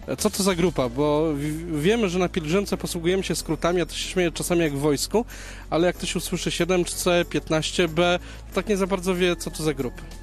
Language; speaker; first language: Polish; native; Polish